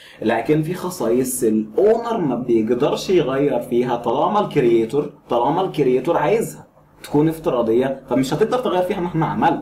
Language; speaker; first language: Arabic; native; Arabic